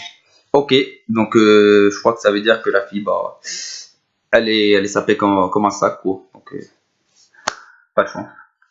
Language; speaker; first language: French; native; French